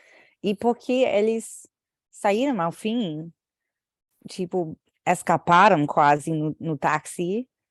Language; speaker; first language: Portuguese; non-native, fluent; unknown